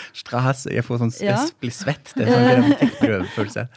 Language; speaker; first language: Norwegian; non-native, fluent; German